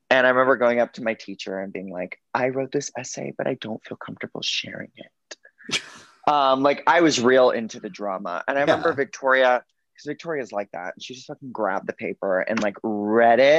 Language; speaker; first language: English; native; English